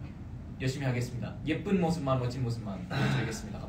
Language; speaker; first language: Korean; non-native, learner; Thai